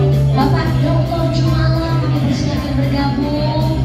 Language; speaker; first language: Indonesian; native; Indonesian